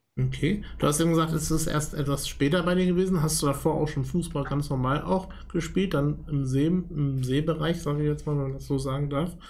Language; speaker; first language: German; native; German